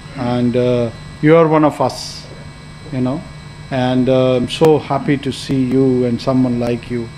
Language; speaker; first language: English; non-native, local second language; Pashto